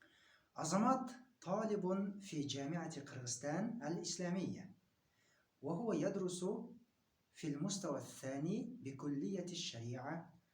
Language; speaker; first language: Arabic; non-native, fluent; Kyrgyz